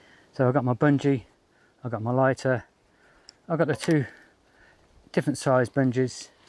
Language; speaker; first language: English; native; English